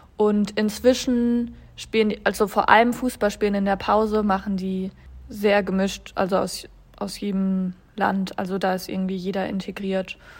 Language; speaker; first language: German; native; German